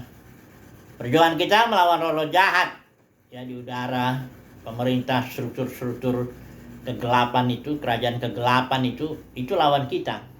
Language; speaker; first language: Indonesian; native; Indonesian